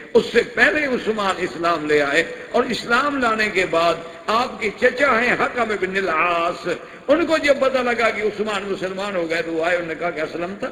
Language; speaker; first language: Urdu; non-native, local second language; Punjabi